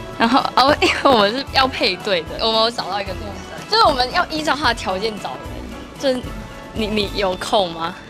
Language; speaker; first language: Chinese; native; Chinese